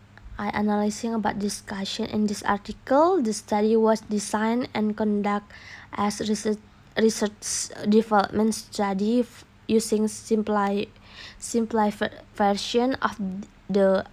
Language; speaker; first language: English; non-native, learner; Indonesian